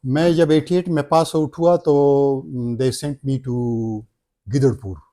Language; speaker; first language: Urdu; non-native, local second language; Pashto